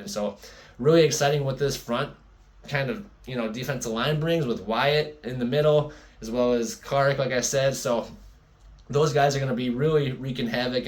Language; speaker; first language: English; native; English